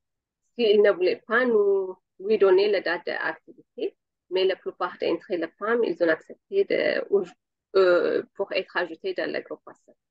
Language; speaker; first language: French; non-native, learner; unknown